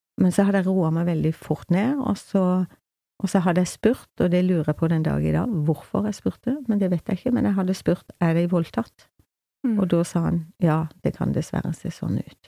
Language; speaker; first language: Norwegian; native; Norwegian